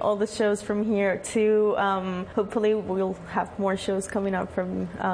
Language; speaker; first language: English; non-native, fluent; Spanish